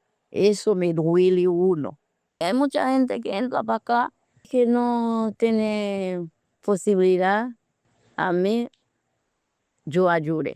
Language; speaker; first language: Spanish; non-native, learner; Haitian Creole